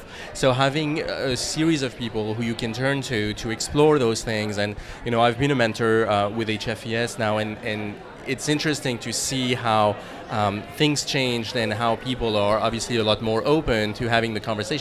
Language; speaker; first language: English; non-native, fluent; French